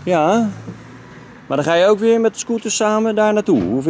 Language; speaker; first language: Dutch; native; Dutch